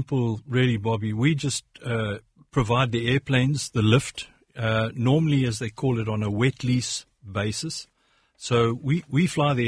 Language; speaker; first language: English; native; English